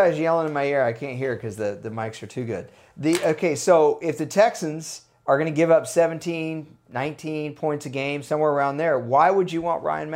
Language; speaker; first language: English; native; English